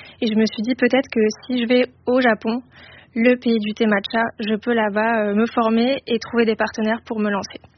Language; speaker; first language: French; native; French